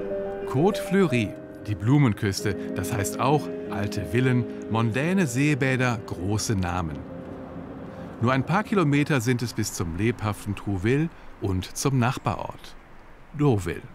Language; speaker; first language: German; native; German